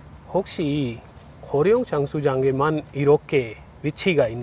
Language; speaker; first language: Korean; non-native, learner; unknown